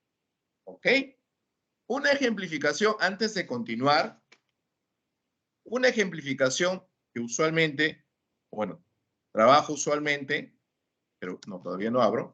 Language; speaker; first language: Spanish; native; Spanish